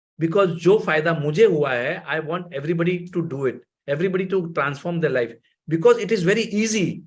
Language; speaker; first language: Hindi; non-native, local second language; Gujarati